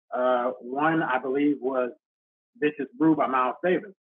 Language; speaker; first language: English; native; English